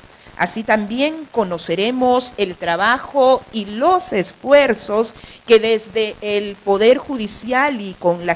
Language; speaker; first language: Spanish; native; Spanish